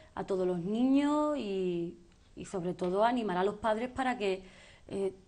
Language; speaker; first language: Spanish; native; Spanish